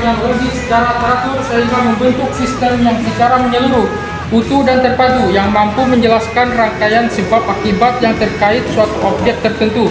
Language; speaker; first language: Indonesian; non-native, local second language; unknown